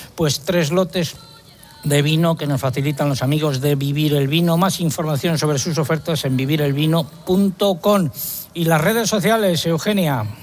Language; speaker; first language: Spanish; native; Spanish